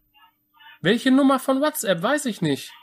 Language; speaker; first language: German; native; German